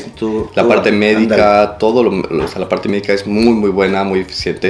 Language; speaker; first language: Spanish; native; Spanish